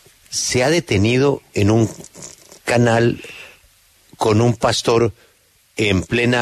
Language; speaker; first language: Spanish; native; Spanish